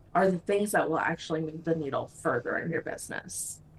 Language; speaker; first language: English; non-native, fluent; Spanish